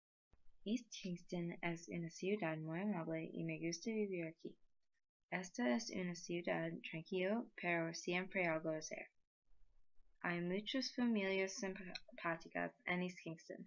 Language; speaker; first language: Spanish; non-native, learner; English